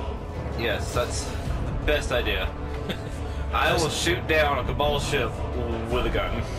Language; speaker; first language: English; native; English